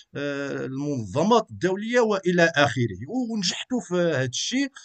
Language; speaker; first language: Arabic; native; Arabic